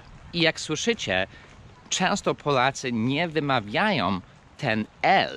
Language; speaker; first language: Polish; non-native, fluent; English